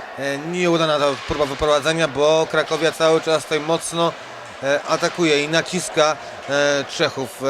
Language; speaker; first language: Polish; native; Polish